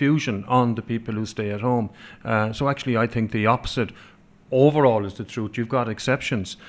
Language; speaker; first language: English; non-native, local second language; Irish